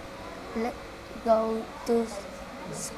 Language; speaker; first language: English; non-native, learner; Vietnamese